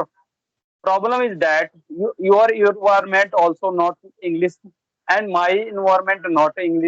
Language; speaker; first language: English; non-native, learner; Bhojpuri